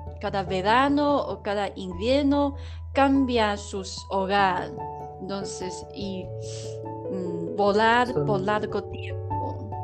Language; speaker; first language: Spanish; non-native, learner; Chinese